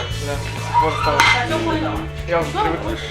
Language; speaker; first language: Russian; native; Russian